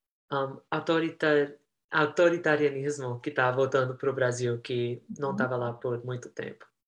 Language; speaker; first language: Portuguese; early bilingual, heritage; Portuguese